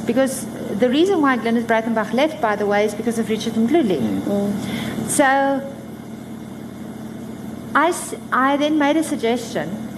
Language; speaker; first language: English; non-native, local second language; Afrikaans